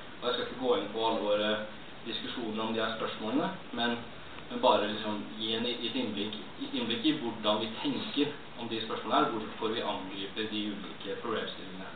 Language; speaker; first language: Norwegian; native; Norwegian